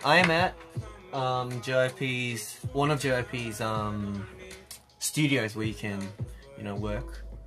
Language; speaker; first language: English; early bilingual, other home language; Korean